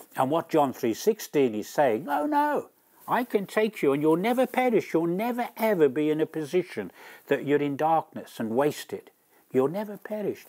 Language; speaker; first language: English; native; English